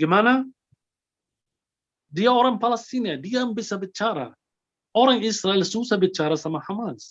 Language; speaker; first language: Indonesian; non-native, fluent; Arabic